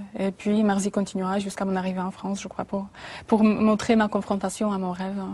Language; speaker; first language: French; non-native, fluent; Polish